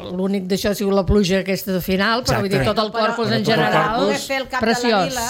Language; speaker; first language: Catalan; native; Catalan